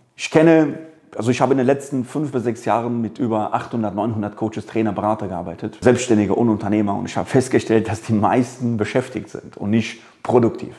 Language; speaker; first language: German; early bilingual, other home language; Persian